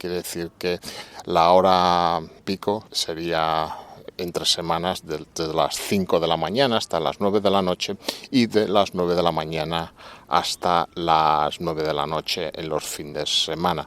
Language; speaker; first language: Spanish; native; Spanish